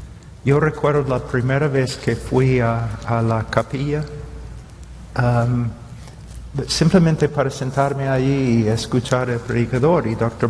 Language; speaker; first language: Spanish; non-native, fluent; English